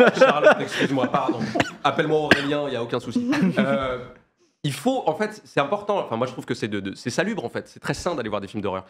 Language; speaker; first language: French; native; French